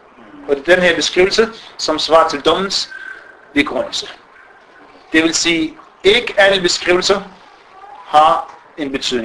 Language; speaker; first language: Danish; non-native, fluent; Arabic